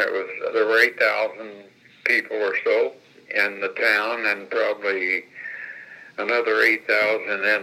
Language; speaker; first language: English; native; English